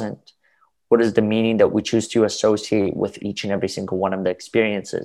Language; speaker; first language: English; early bilingual, other home language; Russian